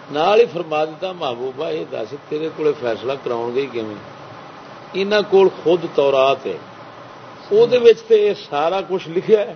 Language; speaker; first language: Urdu; non-native, local second language; Saraiki